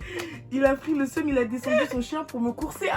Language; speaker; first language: French; native; French